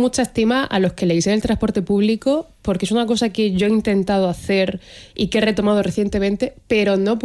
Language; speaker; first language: Spanish; native; Spanish